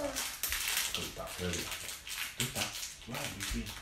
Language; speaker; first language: Swedish; non-native, fluent; Indonesian